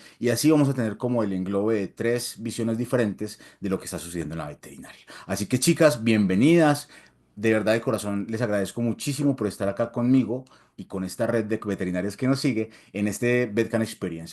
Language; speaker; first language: Spanish; native; Spanish